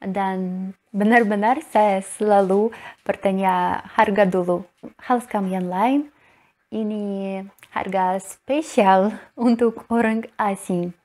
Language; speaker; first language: Indonesian; non-native, learner; Russian